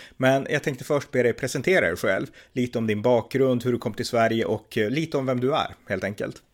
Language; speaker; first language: Swedish; native; Swedish